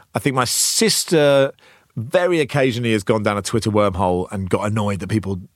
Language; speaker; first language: English; native; English